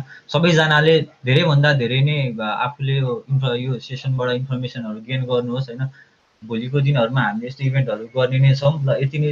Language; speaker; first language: Nepali; native; Nepali